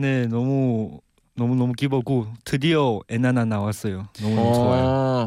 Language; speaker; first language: Korean; non-native, learner; Chinese